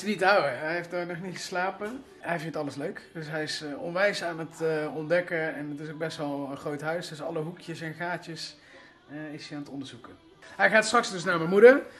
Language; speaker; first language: Dutch; native; Dutch